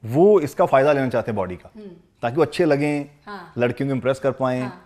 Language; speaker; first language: Hindi; non-native, local second language; Punjabi